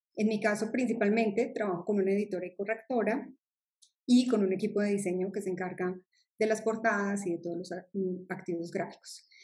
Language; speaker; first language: Spanish; native; Spanish